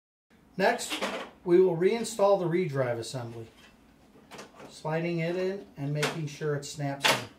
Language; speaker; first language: English; native; English